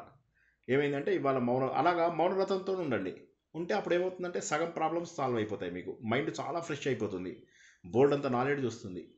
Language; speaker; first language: Telugu; native; Telugu